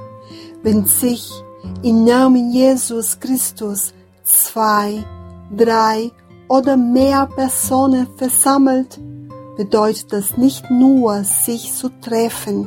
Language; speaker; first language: German; non-native, fluent; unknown